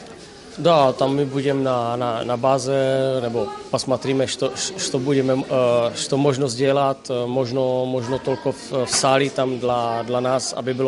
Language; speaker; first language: Russian; non-native, learner; Slovak